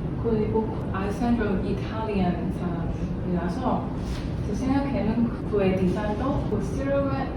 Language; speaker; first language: Korean; non-native, learner; Cantonese